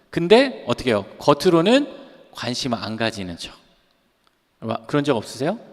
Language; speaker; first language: Korean; native; Korean